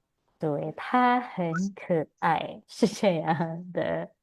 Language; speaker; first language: Chinese; non-native, fluent; Indonesian